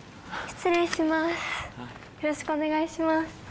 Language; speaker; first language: Japanese; non-native, fluent; English